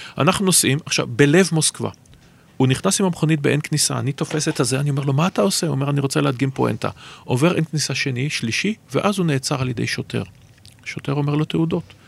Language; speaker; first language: Hebrew; native; Hebrew